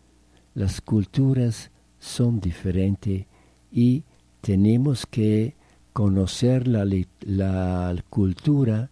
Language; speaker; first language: Spanish; non-native, fluent; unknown